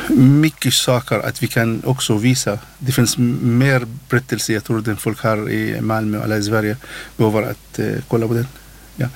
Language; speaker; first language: Swedish; non-native, learner; Arabic